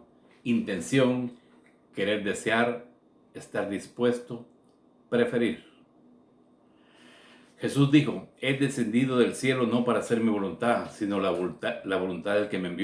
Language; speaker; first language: Spanish; native; Spanish